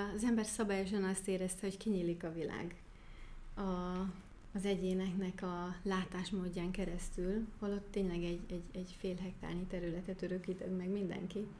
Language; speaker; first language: Hungarian; non-native, fluent; German